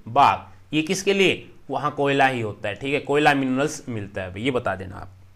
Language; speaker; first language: Hindi; native; Hindi